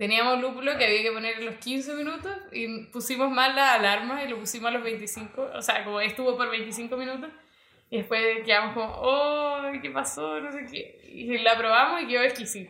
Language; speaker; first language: Spanish; native; Spanish